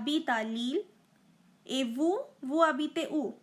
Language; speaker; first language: French; non-native, fluent; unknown